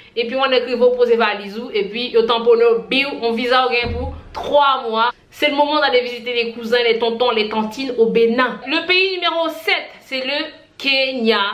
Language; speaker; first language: French; non-native, local second language; Haitian Creole